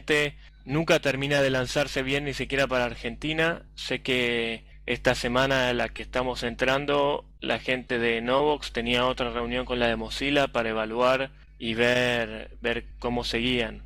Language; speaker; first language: Spanish; native; Spanish